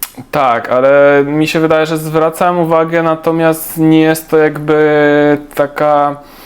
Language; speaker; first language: Polish; non-native, fluent; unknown